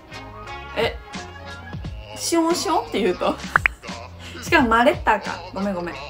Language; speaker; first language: Japanese; native; Japanese